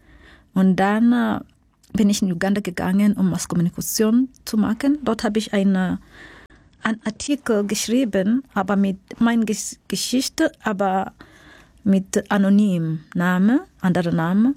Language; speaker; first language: German; non-native, fluent; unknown